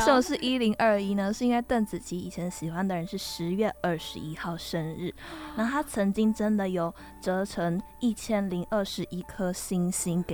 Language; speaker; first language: Chinese; native; Chinese